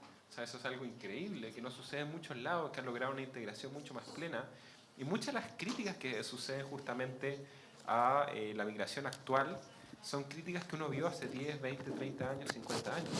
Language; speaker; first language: Spanish; native; Spanish